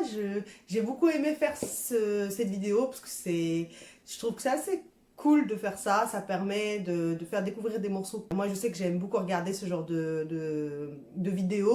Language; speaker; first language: French; native; French